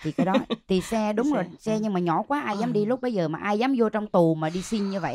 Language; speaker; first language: Vietnamese; native; Vietnamese